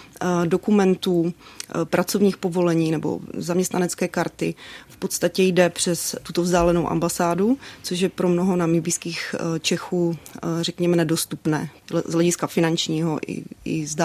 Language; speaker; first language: Czech; native; Czech